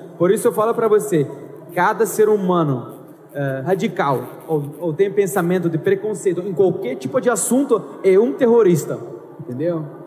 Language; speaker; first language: Portuguese; non-native, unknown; Arabic